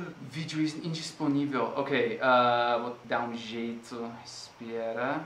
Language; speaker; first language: Portuguese; non-native, fluent; English